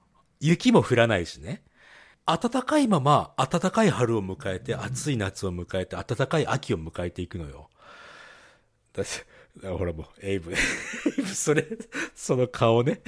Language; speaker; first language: Japanese; native; Japanese